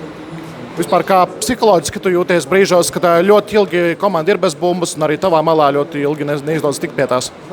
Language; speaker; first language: Latvian; native; Latvian